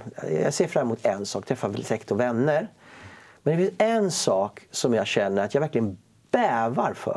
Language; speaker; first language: Swedish; native; Swedish